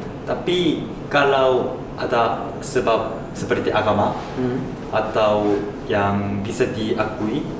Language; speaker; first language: Indonesian; non-native, fluent; Korean